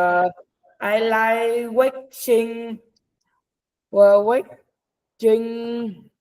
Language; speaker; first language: English; non-native, learner; Vietnamese